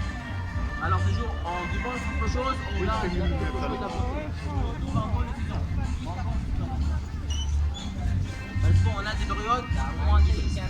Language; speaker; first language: French; non-native, learner; Arabic